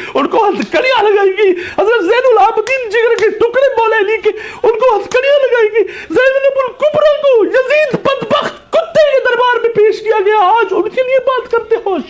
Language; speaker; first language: Urdu; non-native, local second language; Saraiki